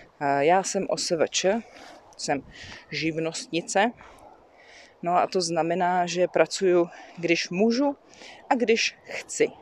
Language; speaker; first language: Czech; native; Czech